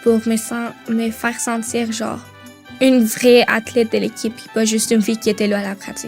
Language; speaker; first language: French; early bilingual, other home language; Spanish